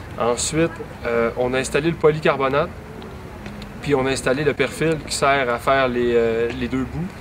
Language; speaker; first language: French; native; French